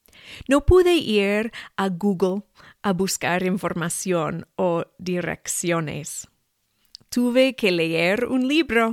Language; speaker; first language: Spanish; non-native, fluent; English